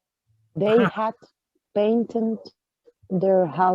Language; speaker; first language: English; non-native, learner; Spanish